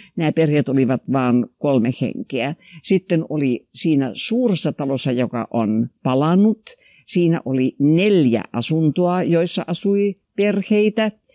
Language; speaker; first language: Finnish; non-native, local second language; Swedish